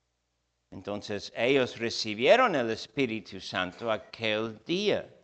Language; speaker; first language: Spanish; non-native, fluent; English